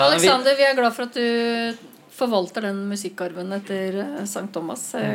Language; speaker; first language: Norwegian; native; Norwegian